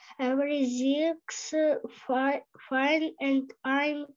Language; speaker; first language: English; non-native, learner; Ukrainian